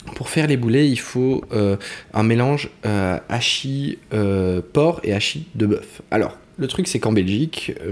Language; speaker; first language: French; native; French